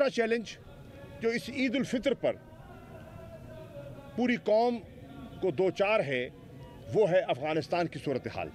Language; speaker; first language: Urdu; non-native, local second language; Saraiki